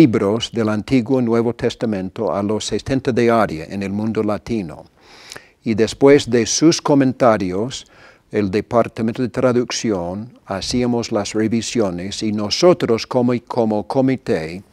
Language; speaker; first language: Spanish; non-native, fluent; English